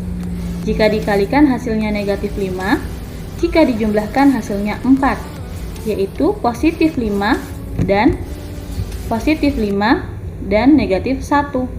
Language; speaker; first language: Indonesian; native; Indonesian